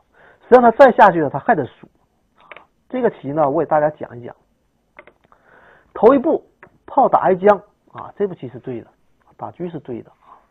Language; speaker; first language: Chinese; native; Chinese